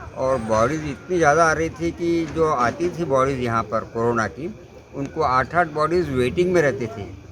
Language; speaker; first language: Hindi; non-native, local second language; Marathi